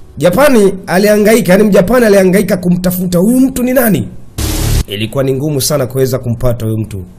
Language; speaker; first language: Swahili; native; Swahili